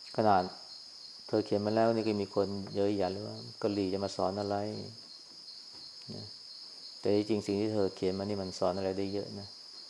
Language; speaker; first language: Thai; native; Thai